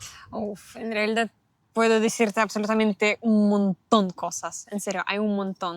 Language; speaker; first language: Spanish; non-native, learner; Russian